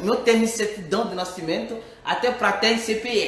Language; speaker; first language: Portuguese; non-native, fluent; French